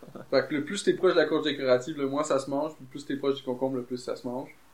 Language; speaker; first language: French; native; French